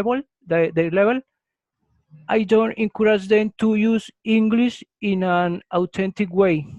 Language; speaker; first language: English; non-native, learner; Spanish